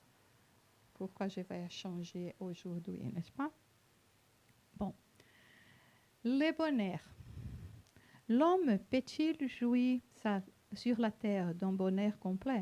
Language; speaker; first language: French; non-native, fluent; Portuguese